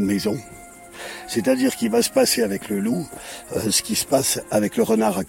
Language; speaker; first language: French; native; French